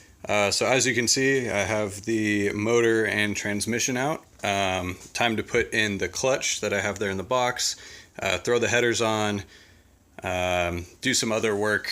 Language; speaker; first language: English; native; English